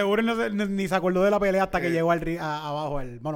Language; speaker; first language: Spanish; native; Spanish